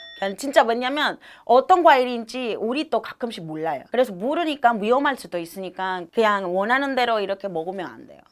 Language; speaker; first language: Korean; non-native, fluent; Spanish